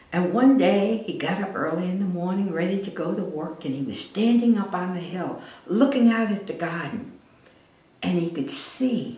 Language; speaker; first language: English; native; English